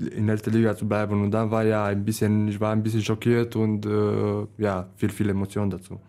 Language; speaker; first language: German; non-native, learner; Romanian